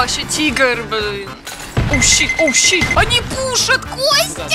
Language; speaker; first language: Russian; native; Russian